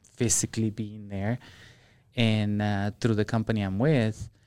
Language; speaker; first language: English; non-native, fluent; Spanish